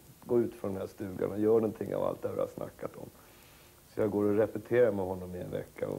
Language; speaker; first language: Swedish; native; Swedish